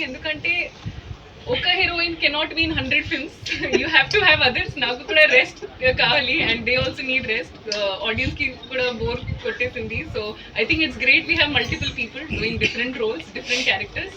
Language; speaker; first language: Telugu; non-native, local second language; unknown